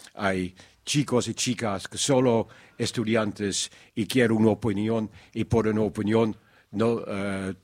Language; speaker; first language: Spanish; non-native, fluent; Dutch